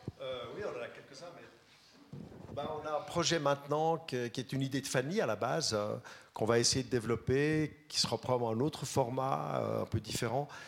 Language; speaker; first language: French; native; French